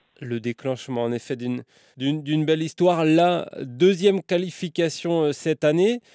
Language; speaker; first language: French; native; French